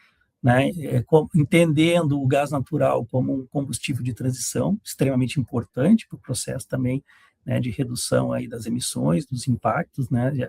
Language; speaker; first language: Portuguese; native; Portuguese